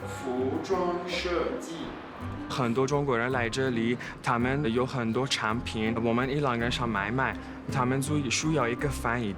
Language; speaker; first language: Chinese; non-native, learner; Persian